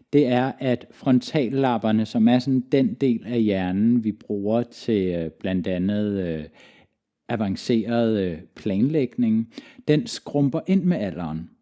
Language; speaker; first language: Danish; native; Danish